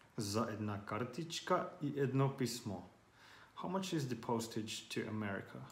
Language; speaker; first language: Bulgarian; non-native, learner; Finnish